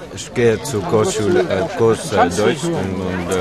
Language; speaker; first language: German; non-native, learner; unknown